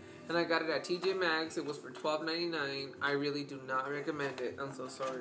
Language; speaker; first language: English; early bilingual, other home language; Spanish